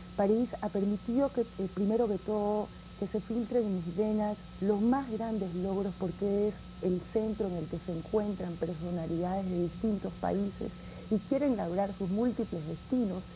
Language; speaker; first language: Spanish; native; Spanish